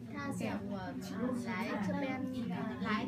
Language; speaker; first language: Chinese; non-native, learner; Vietnamese